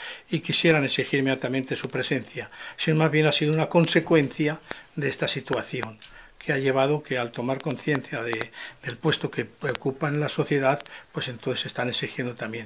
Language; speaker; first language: Spanish; native; Spanish